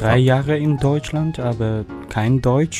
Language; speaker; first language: German; non-native, fluent; Chinese